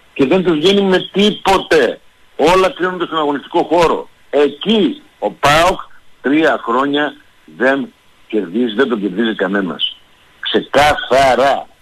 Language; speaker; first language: Greek; native; Greek